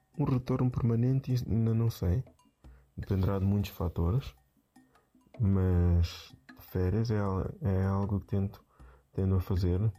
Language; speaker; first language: Portuguese; native; Portuguese